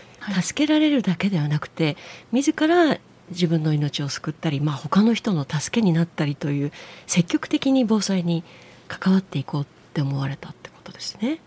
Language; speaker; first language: Japanese; native; Japanese